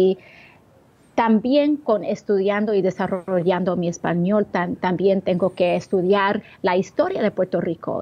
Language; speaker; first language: Spanish; early bilingual, heritage; Spanish